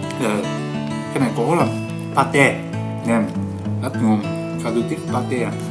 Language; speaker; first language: Vietnamese; non-native, learner; Japanese